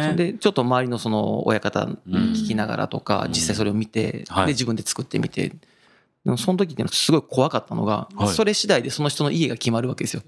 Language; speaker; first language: Japanese; native; Japanese